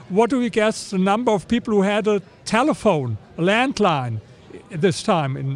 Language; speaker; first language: English; non-native, fluent; German